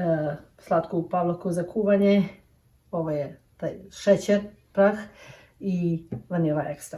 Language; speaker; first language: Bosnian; early bilingual, heritage; Serbian